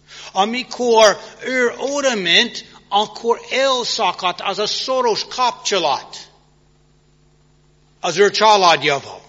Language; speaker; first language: Hungarian; non-native, fluent; English